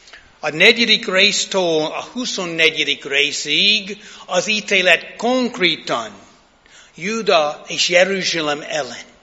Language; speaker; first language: Hungarian; non-native, fluent; English